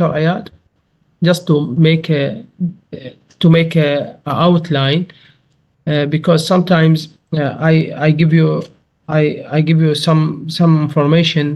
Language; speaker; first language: English; non-native, learner; Arabic